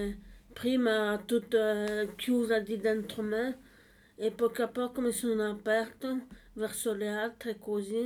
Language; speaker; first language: Italian; non-native, learner; French